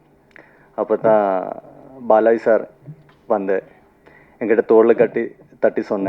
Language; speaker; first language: Tamil; non-native, learner; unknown